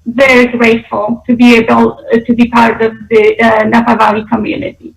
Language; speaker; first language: English; non-native, fluent; Polish